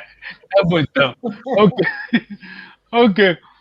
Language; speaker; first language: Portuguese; non-native, fluent; Kongo